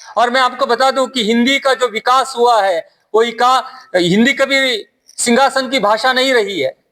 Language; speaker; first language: Hindi; non-native, local second language; Marathi